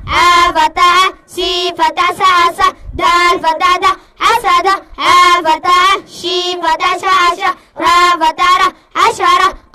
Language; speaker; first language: Arabic; non-native, learner; Somali